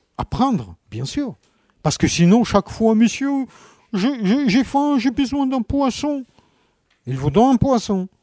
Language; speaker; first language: French; non-native, fluent; Russian